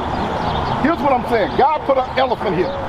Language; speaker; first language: English; native; English